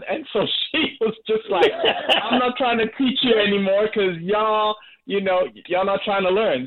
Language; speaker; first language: English; non-native, local second language; Shona